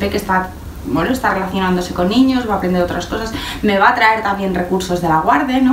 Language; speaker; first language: Spanish; native; Spanish